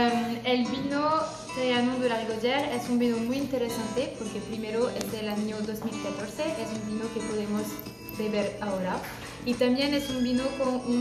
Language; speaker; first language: Spanish; non-native, fluent; French